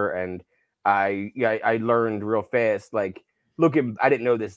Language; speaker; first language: English; native; English